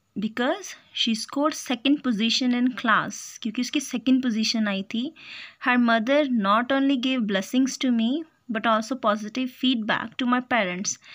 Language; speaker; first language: Hindi; native; Hindi